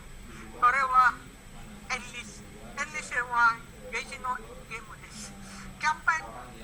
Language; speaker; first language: Japanese; non-native, learner; Indonesian